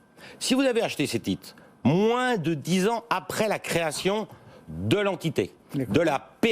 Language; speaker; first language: French; native; French